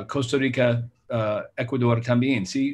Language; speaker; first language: Spanish; non-native, learner; English